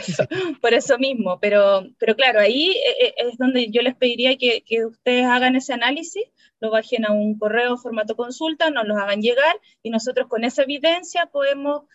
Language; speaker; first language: Spanish; native; Spanish